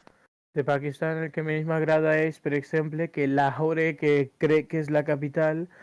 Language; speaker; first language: Catalan; early bilingual, other home language; Urdu